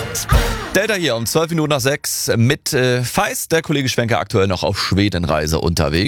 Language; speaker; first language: German; native; German